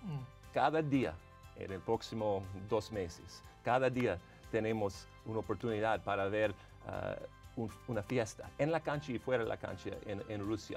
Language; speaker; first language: Spanish; non-native, fluent; English